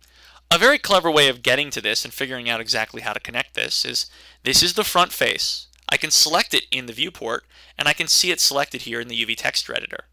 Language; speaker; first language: English; native; English